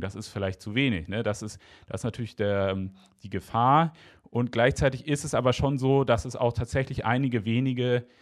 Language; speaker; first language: German; native; German